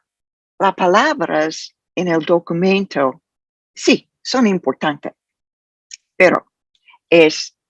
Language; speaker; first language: Spanish; non-native, fluent; English